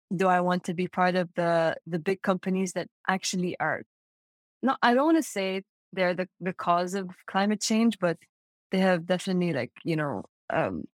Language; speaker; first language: English; non-native, fluent; Arabic